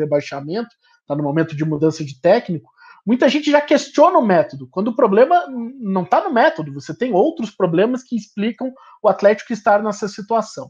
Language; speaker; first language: Portuguese; native; Portuguese